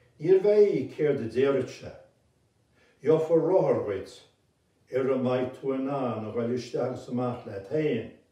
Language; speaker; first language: Irish; native; Irish